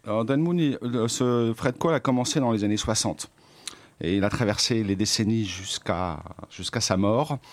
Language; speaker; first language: French; native; French